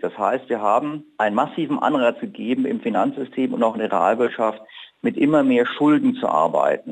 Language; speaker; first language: German; native; German